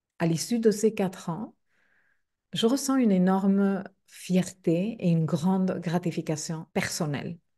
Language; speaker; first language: French; non-native, fluent; Spanish